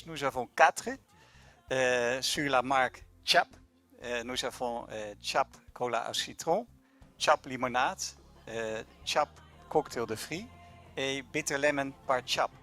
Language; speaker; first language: French; non-native, fluent; German